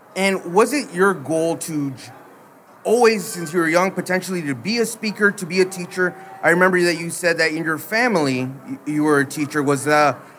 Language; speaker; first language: English; early bilingual, other home language; Spanish